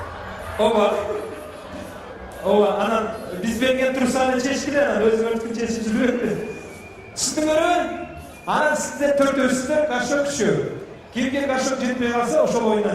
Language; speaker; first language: Kyrgyz; native; Kyrgyz